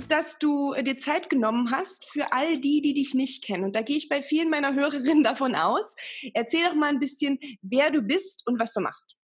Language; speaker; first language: German; native; German